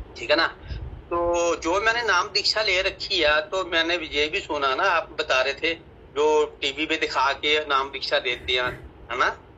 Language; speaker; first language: Hindi; non-native, local second language; Punjabi